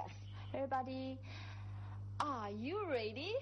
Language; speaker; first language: English; non-native, fluent; Chinese